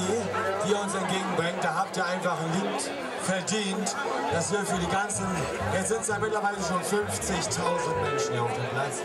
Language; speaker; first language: German; native; German